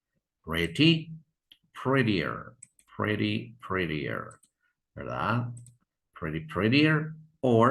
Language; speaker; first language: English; non-native, fluent; Spanish